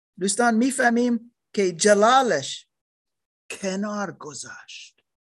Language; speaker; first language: Persian; non-native, learner; German